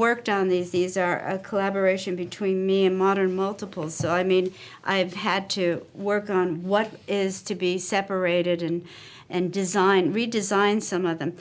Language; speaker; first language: English; native; English